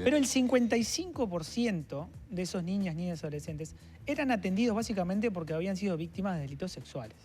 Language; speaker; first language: Spanish; native; Spanish